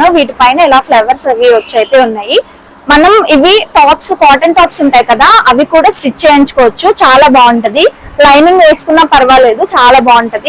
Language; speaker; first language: Telugu; native; Telugu